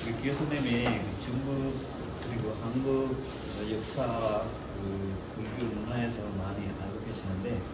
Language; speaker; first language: Korean; non-native, fluent; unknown